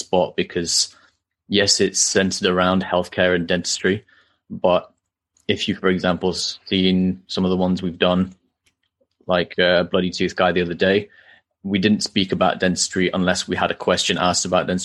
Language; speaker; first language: English; native; English